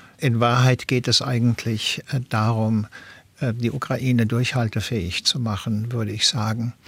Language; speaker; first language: German; native; German